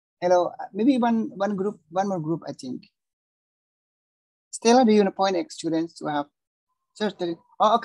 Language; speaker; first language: English; non-native, fluent; Indonesian